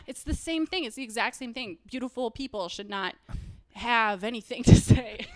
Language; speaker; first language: English; native; English